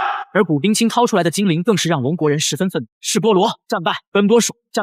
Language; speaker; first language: Chinese; native; Chinese